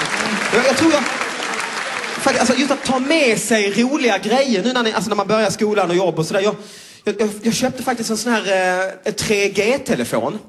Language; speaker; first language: Swedish; native; Swedish